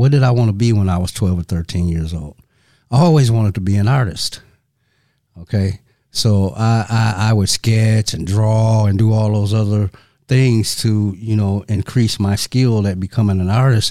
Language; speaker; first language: English; native; English